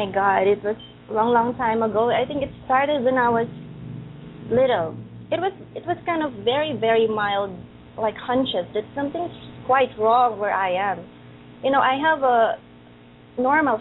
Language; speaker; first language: English; non-native, local second language; Filipino